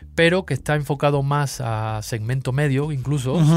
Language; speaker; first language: Spanish; native; Spanish